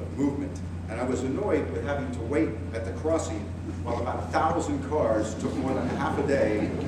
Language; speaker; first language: English; native; English